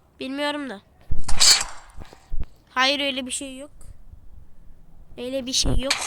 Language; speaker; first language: Turkish; native; Turkish